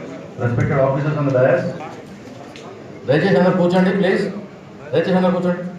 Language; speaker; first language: Telugu; native; Telugu